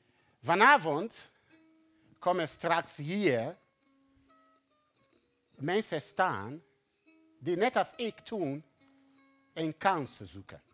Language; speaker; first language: Dutch; non-native, fluent; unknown